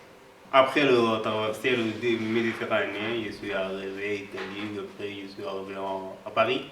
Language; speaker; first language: French; non-native, learner; Arabic